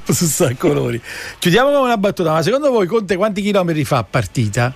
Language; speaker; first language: Italian; native; Italian